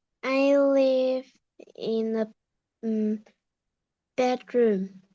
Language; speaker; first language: English; non-native, learner; Vietnamese